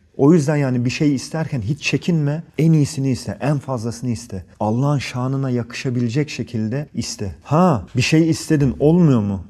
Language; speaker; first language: Turkish; early bilingual, heritage; Turkish